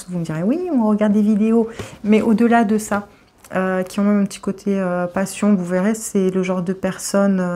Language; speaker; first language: French; native; French